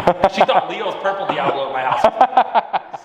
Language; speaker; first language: English; native; English